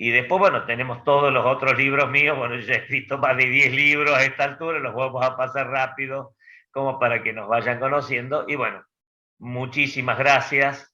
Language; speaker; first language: Spanish; native; Spanish